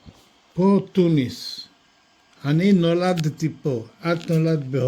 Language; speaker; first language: Hebrew; non-native, fluent; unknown